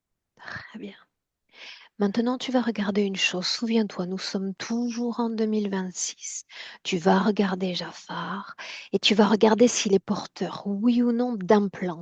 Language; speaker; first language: French; native; French